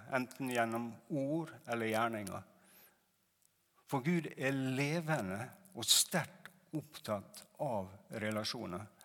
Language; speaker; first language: Norwegian; native; Norwegian